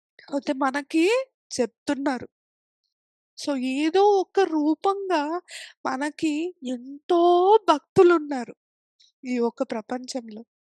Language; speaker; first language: Telugu; non-native, fluent; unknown